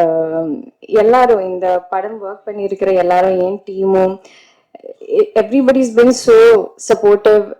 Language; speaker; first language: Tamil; non-native, learner; Malayalam